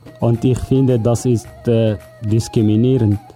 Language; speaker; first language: German; non-native, learner; Kurdish